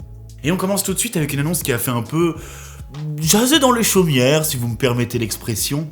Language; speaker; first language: French; native; French